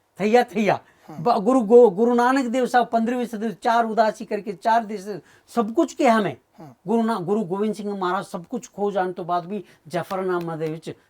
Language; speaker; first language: Punjabi; non-native, fluent; Marathi